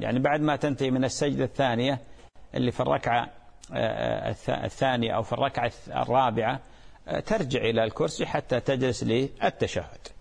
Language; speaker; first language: Arabic; native; Arabic